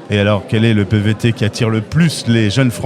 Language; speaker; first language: French; native; French